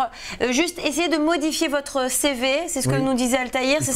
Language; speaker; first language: French; native; French